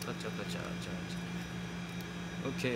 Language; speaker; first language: Chinese; non-native, learner; Japanese